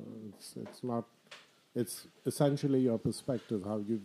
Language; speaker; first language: English; non-native, local second language; Bangla